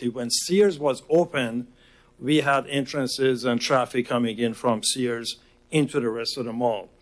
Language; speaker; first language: English; non-native, fluent; Persian